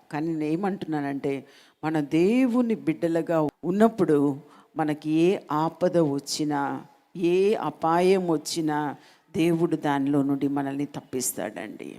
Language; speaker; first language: Telugu; non-native, local second language; Malayalam